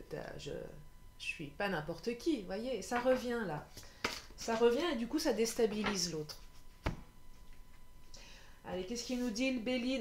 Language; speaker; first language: French; native; French